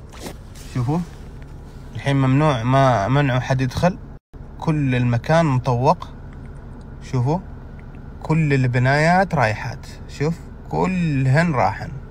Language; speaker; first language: Arabic; native; Arabic